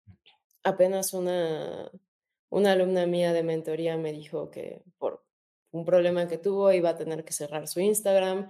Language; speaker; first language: Spanish; native; Spanish